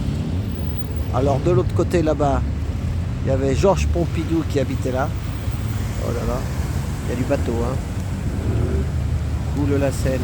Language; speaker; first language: French; native; French